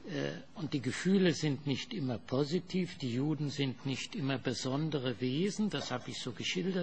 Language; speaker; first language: German; non-native, fluent; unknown